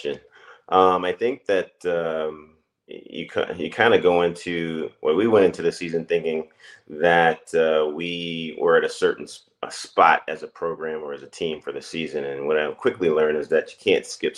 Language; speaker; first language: English; native; English